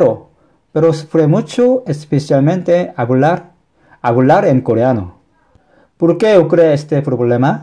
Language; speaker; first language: Spanish; non-native, fluent; Korean